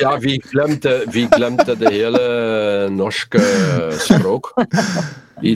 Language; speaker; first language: Norwegian; non-native, local second language; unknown